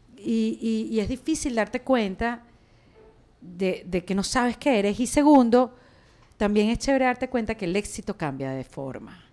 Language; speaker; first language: Spanish; native; Spanish